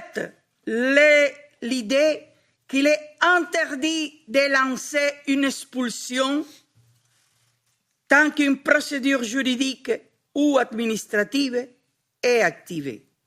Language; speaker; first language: French; non-native, fluent; Spanish